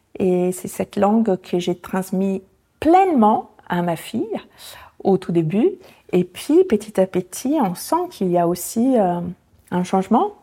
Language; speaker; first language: French; non-native, fluent; Italian